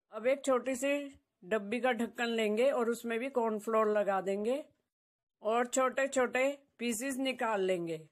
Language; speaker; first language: Hindi; native; Hindi